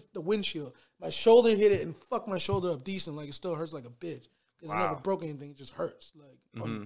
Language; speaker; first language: English; native; English